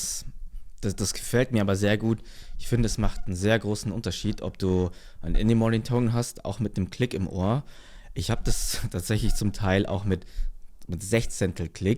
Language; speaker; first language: German; native; German